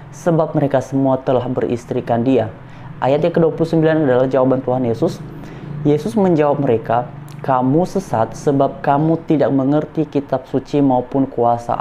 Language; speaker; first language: Indonesian; native; Indonesian